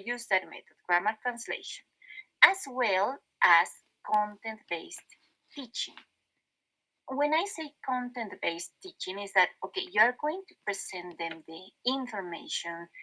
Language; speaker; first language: English; non-native, fluent; Spanish